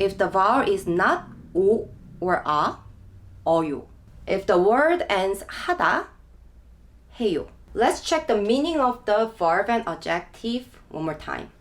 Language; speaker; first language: English; non-native, fluent; Korean